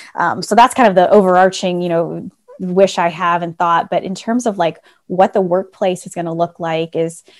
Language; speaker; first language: English; native; English